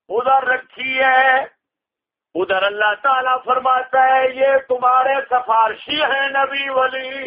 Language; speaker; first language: Urdu; non-native, local second language; Punjabi